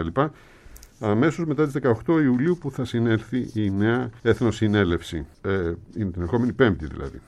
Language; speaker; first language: Greek; native; Greek